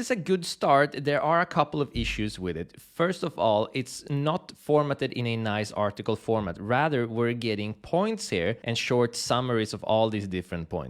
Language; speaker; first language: English; native; English